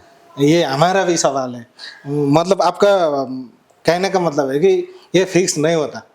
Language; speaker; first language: Hindi; non-native, learner; Nepali